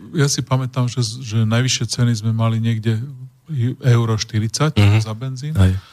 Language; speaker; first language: Slovak; native; Slovak